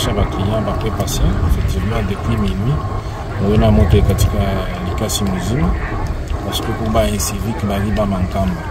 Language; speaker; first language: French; non-native, local second language; Swahili